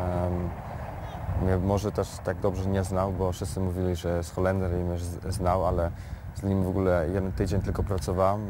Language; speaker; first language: Polish; early bilingual, heritage; Polish